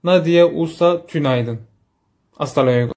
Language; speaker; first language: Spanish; non-native, learner; Turkish